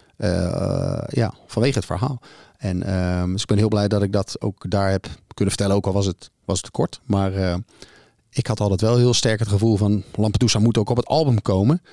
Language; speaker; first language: Dutch; native; Dutch